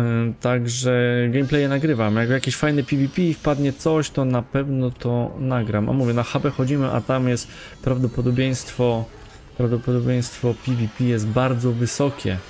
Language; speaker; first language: Polish; native; Polish